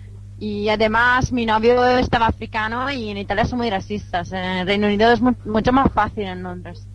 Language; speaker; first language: Spanish; non-native, fluent; Italian